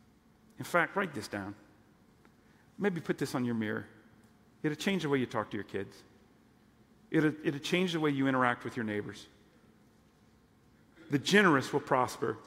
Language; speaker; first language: English; native; English